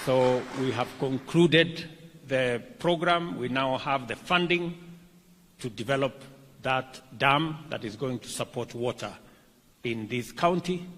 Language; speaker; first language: English; non-native, local second language; Kalenjin